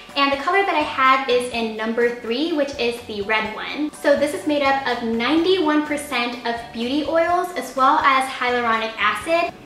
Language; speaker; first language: English; early bilingual, other home language; Japanese